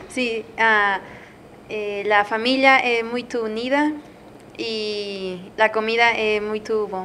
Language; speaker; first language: Portuguese; non-native, learner; Spanish